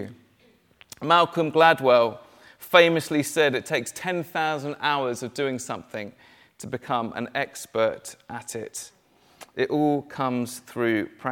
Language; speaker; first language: English; native; English